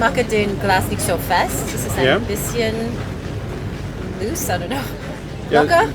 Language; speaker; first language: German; non-native, learner; Korean